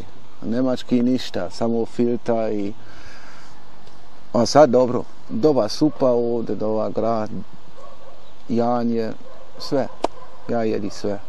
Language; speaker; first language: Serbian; non-native, learner; German